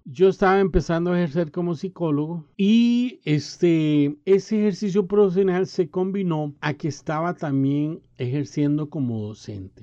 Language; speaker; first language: Spanish; native; Spanish